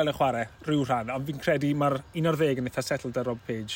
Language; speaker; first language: Welsh; native; Welsh